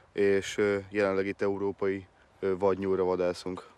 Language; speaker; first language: Hungarian; native; Hungarian